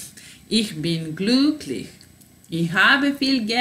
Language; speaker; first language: German; non-native, fluent; Serbian